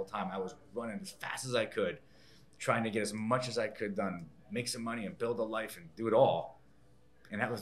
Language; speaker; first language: English; native; English